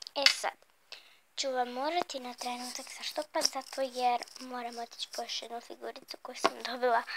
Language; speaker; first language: Bosnian; early bilingual, heritage; Bosnian